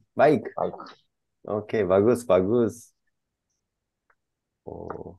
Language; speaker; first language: Indonesian; non-native, fluent; Japanese